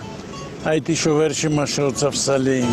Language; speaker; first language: Hebrew; non-native, fluent; Ladino